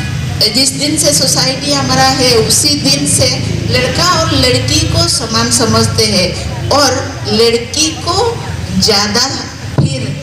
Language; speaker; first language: Hindi; non-native, local second language; Santali